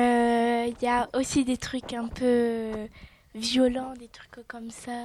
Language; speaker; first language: French; native; French